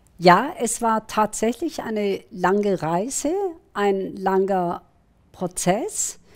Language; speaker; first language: German; early bilingual, other home language; Kurdish